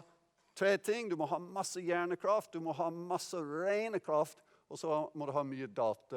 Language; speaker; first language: Norwegian; non-native, fluent; English